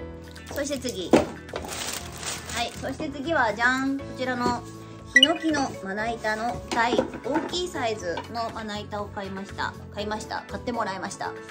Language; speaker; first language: Japanese; native; Japanese